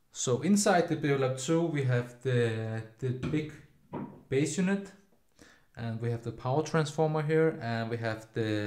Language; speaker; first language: English; non-native, fluent; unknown